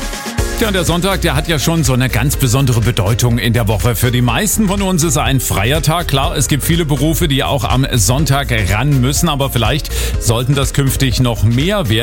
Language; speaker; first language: German; native; German